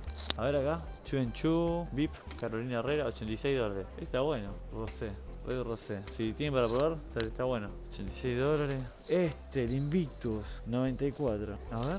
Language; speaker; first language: Spanish; native; Spanish